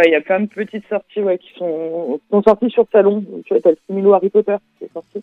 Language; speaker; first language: French; native; French